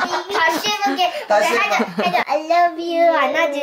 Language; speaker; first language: Korean; non-native, learner; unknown